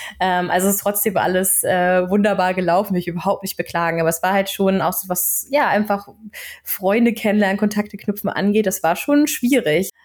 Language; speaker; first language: German; native; German